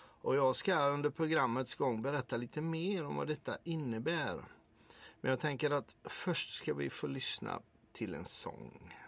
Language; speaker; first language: Swedish; native; Swedish